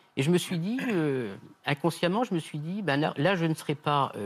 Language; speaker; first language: French; native; French